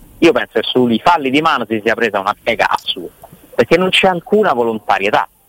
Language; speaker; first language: Italian; native; Italian